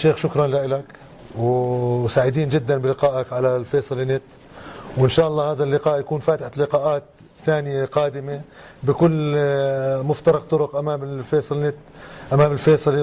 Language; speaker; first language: Arabic; native; Arabic